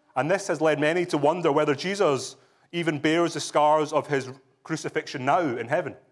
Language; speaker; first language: English; native; English